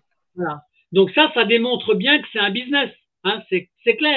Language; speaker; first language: French; native; French